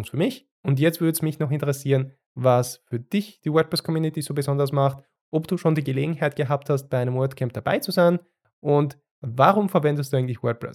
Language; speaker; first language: German; native; German